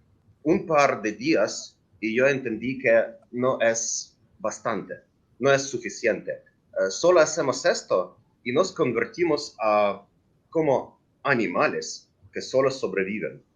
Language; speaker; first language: Spanish; non-native, learner; Ukrainian